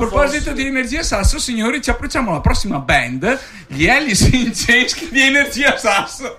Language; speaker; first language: Italian; native; Italian